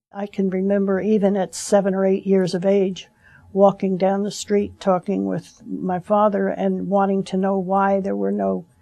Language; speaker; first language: English; native; English